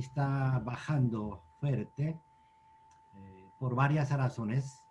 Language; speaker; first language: Spanish; non-native, learner; Korean